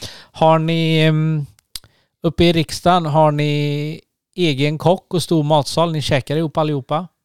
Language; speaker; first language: Swedish; native; Swedish